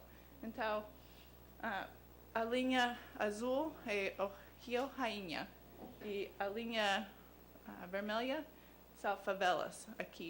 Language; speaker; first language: Portuguese; non-native, learner; English